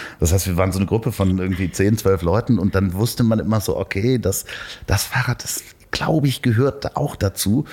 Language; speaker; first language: German; native; German